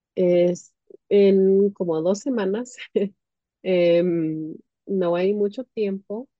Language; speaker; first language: Spanish; early bilingual, heritage; Spanish